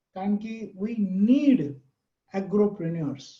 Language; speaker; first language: Hindi; non-native, local second language; Marathi